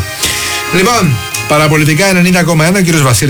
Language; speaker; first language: Greek; native; Greek